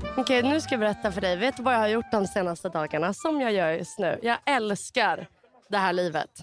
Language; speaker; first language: Swedish; native; Swedish